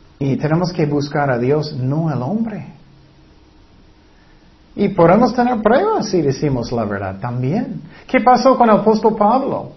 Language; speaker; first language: Spanish; non-native, fluent; English